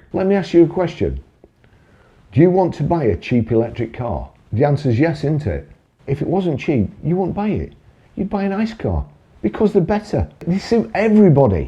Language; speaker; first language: English; native; English